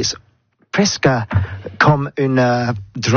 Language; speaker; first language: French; non-native, learner; English